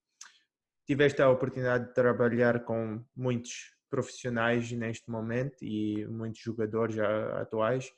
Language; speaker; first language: Portuguese; early bilingual, heritage; Portuguese